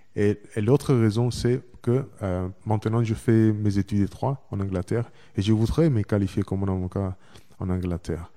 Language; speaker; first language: French; non-native, learner; Chinese